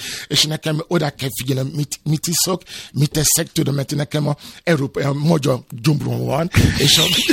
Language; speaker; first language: Hungarian; non-native, fluent; Yoruba